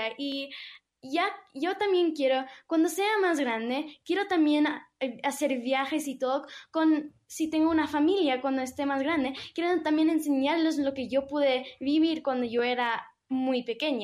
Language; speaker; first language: Spanish; early bilingual, heritage; English